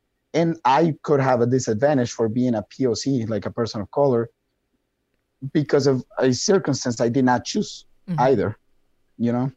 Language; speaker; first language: English; non-native, fluent; Spanish